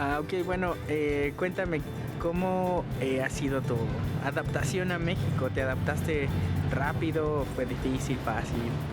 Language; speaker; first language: Spanish; native; Spanish